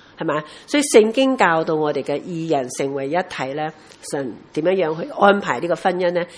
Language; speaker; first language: Chinese; non-native, local second language; Cantonese